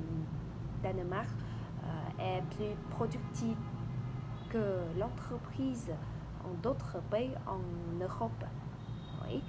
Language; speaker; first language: French; non-native, learner; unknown